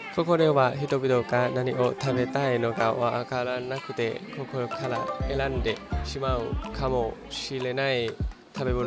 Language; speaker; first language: Japanese; non-native, learner; Thai